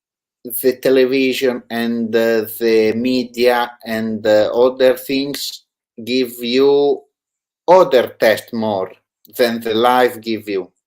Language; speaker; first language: English; non-native, learner; Italian